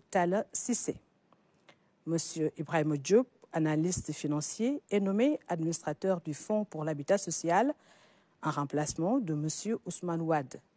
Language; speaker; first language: French; non-native, local second language; Wolof